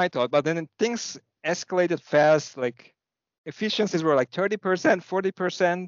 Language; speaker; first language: English; non-native, fluent; Turkish